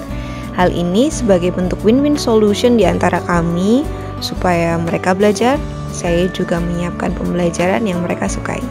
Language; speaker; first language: Indonesian; native; Indonesian